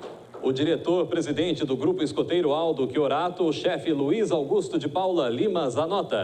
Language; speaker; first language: Portuguese; native; Portuguese